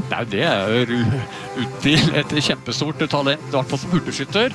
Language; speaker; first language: Norwegian; native; Norwegian